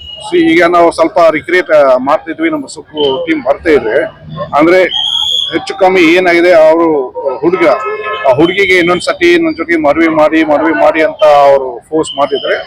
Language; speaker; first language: Kannada; non-native, fluent; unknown